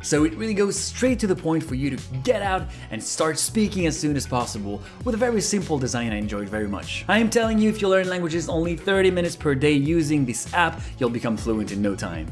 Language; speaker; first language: English; non-native, fluent; Japanese